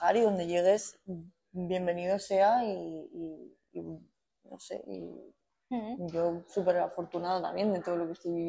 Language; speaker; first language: Spanish; native; Spanish